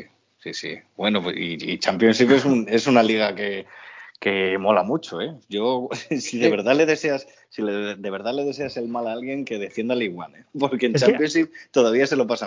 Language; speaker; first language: Spanish; native; Spanish